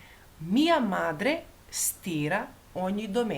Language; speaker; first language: Italian; non-native, fluent; Macedonian